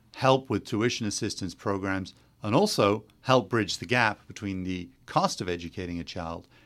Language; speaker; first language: English; native; English